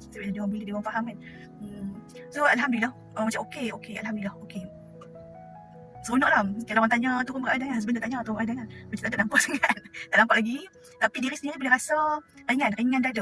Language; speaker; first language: Malay; native; Malay